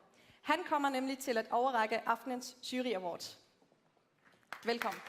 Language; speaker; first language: Danish; native; Danish